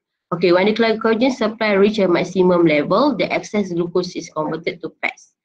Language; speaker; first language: English; non-native, local second language; Malay